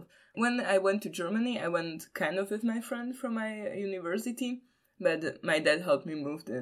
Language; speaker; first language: English; non-native, fluent; Slovak